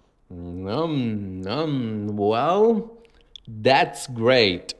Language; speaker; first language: English; non-native, fluent; Spanish